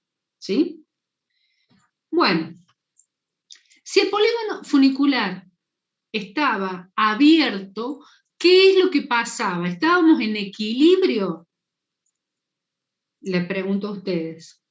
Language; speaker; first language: Spanish; native; Spanish